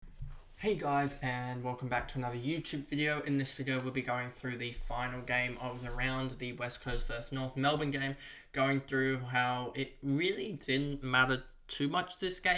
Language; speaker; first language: English; native; English